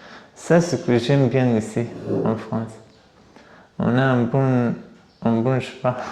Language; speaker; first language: French; non-native, learner; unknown